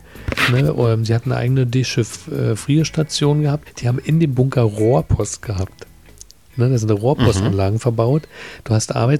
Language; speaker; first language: German; native; German